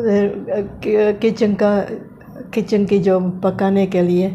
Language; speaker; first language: Hindi; non-native, learner; Bosnian